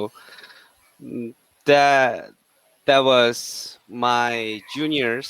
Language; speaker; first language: English; non-native, learner; Korean